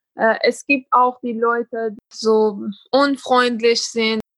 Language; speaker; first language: German; non-native, learner; Persian